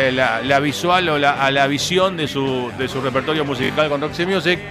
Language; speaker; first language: Spanish; native; Spanish